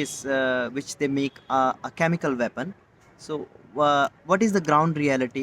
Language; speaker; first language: English; non-native, local second language; Hindi